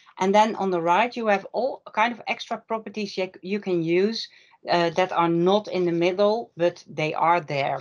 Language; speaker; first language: English; non-native, fluent; Dutch